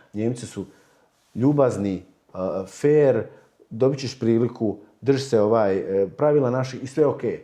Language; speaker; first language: Croatian; early bilingual, heritage; Croatian